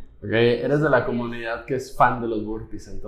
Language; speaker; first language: Spanish; native; Spanish